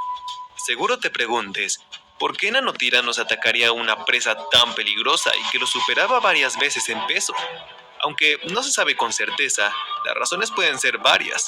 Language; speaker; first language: Spanish; native; Spanish